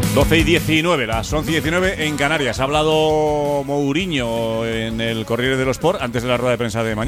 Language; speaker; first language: Spanish; native; Spanish